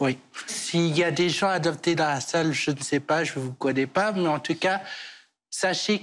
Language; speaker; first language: French; early bilingual, other home language; Portuguese